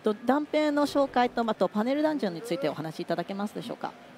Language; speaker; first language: Japanese; non-native, fluent; English